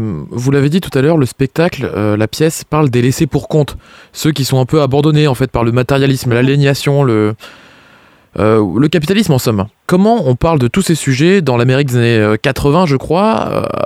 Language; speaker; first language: French; native; French